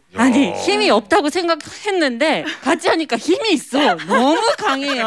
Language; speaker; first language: Korean; non-native, fluent; English